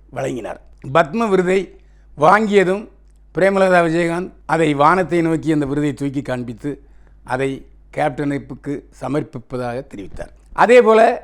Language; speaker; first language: Tamil; native; Tamil